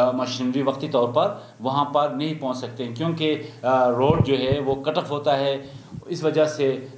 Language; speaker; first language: Urdu; non-native, local second language; Khowar